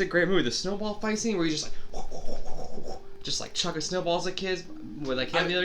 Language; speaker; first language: English; native; English